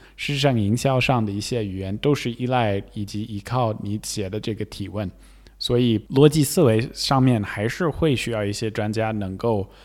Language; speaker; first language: Chinese; non-native, fluent; English